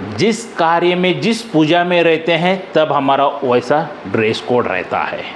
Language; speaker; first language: Hindi; non-native, local second language; Marathi